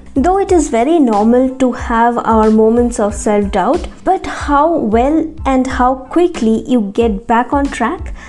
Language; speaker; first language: English; non-native, local second language; Bangla